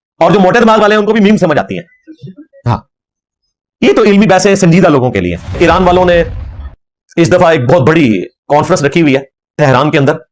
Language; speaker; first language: Urdu; non-native, local second language; Punjabi